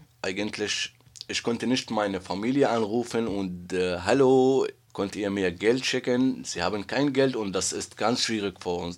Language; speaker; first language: German; non-native, learner; Arabic